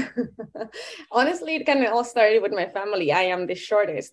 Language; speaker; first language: English; non-native, fluent; Spanish